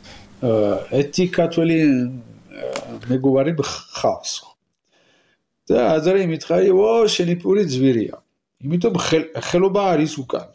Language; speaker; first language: Georgian; non-native, learner; French